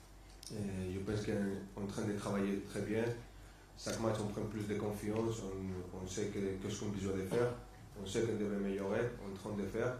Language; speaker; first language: French; non-native, fluent; Spanish